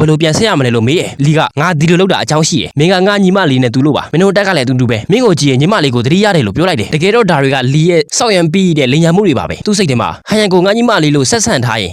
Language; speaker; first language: Burmese; native; Burmese